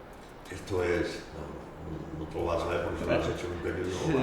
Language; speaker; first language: Spanish; native; Spanish